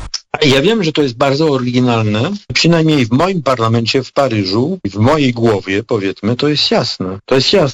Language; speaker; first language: Polish; non-native, fluent; French